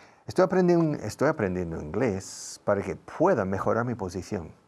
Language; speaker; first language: Spanish; non-native, fluent; English